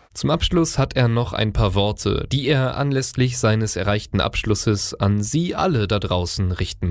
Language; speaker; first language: German; native; German